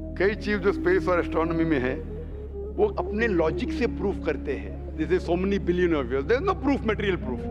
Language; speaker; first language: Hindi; non-native, local second language; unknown